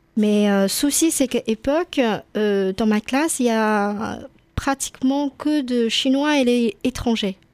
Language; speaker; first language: French; non-native, fluent; Chinese